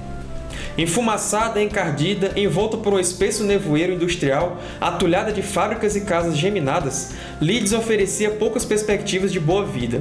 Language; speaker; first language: Portuguese; native; Portuguese